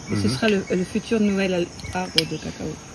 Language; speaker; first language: Spanish; non-native, learner; French